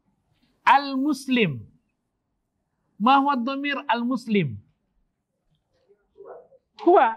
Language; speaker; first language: Arabic; non-native, fluent; Malay